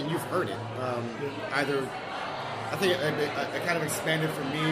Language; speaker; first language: English; native; English